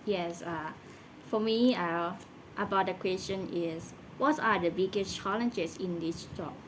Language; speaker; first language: English; non-native, learner; Thai